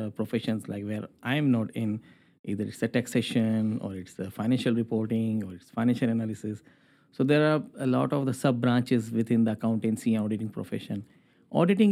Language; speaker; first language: English; non-native, local second language; Urdu